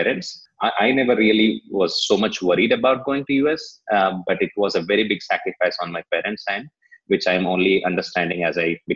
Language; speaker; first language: English; non-native, local second language; Telugu